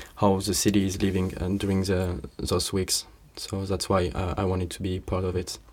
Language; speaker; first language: English; non-native, fluent; French